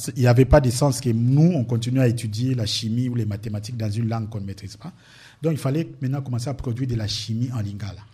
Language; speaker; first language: French; non-native, local second language; Lingala